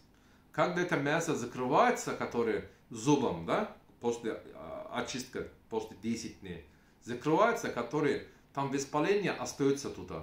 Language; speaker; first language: Russian; non-native, learner; Turkish